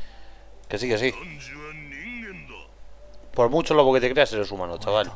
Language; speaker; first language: Spanish; native; Spanish